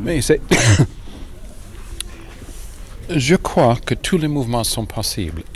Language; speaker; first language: French; non-native, learner; English